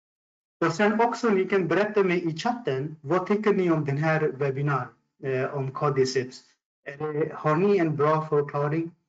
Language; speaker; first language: Swedish; non-native, fluent; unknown